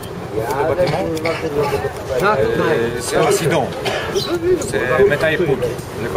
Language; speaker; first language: French; non-native, learner; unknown